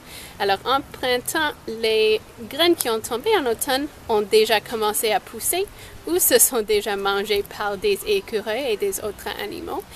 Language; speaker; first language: French; non-native, local second language; English